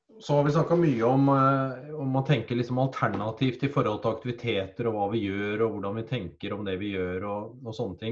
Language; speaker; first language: Norwegian; native; Norwegian